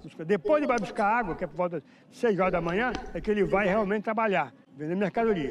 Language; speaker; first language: Portuguese; native; Portuguese